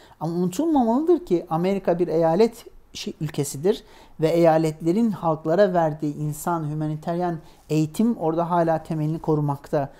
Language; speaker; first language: Turkish; native; Turkish